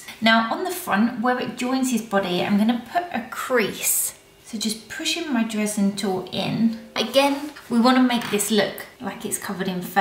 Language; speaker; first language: English; native; English